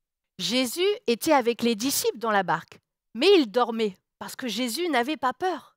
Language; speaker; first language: French; native; French